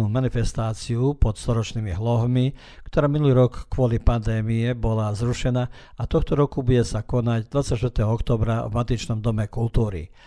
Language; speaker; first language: Slovak; early bilingual, heritage; Slovak